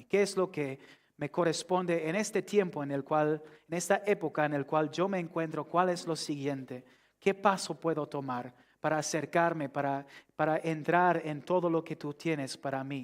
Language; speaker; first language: Spanish; non-native, fluent; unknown